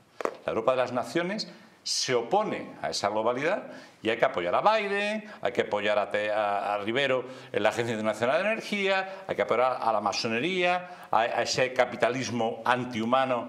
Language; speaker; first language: Spanish; native; Spanish